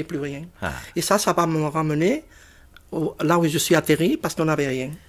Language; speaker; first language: French; non-native, fluent; Catalan